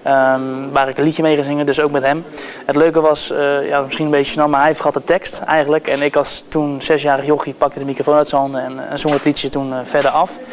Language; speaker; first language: Dutch; native; Dutch